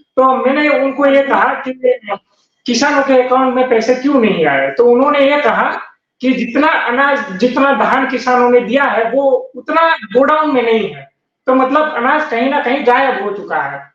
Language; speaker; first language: Hindi; non-native, local second language; Gujarati